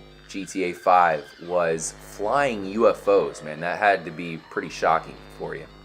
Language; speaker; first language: English; native; English